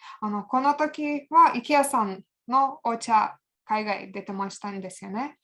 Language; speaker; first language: Japanese; non-native, fluent; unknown